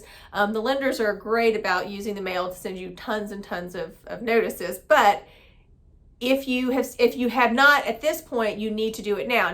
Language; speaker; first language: English; native; English